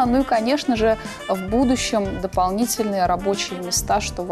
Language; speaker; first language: Russian; native; Russian